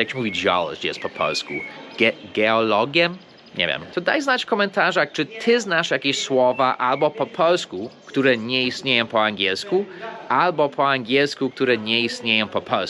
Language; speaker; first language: Polish; early bilingual, heritage; Polish